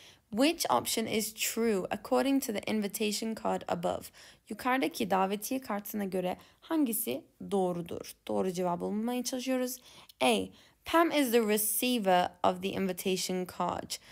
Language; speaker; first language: English; non-native, fluent; Turkish